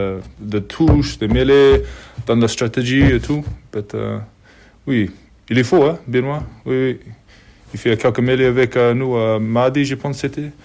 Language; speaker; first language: French; non-native, learner; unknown